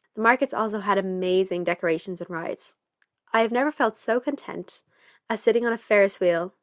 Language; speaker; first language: English; native; English